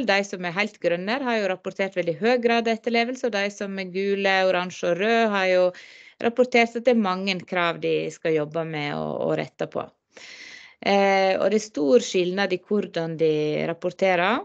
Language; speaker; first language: Norwegian; native; Norwegian